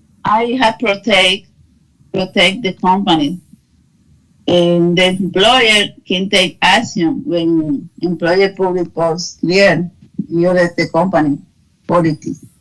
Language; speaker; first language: English; non-native, learner; Spanish